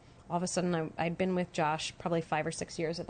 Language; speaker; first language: English; native; English